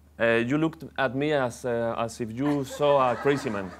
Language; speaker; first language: English; non-native, fluent; Spanish